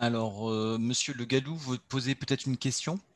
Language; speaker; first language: French; native; French